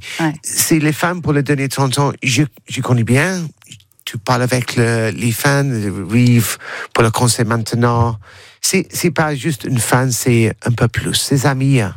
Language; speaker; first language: French; non-native, learner; English